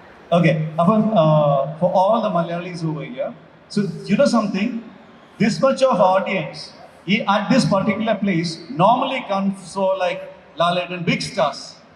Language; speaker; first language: English; non-native, local second language; Malayalam